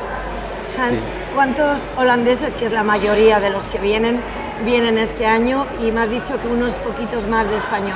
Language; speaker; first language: Spanish; native; Spanish